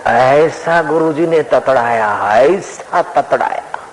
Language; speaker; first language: Hindi; non-native, local second language; Sindhi